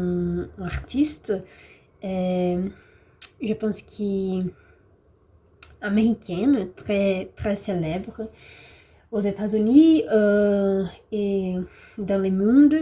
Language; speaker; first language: French; non-native, learner; Portuguese